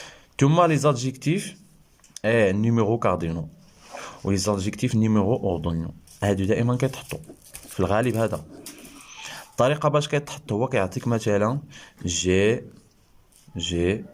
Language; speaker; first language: Arabic; native; Arabic